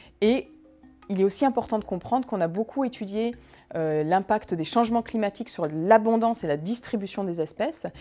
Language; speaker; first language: French; native; French